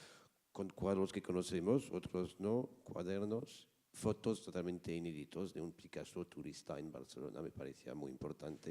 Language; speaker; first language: Spanish; non-native, fluent; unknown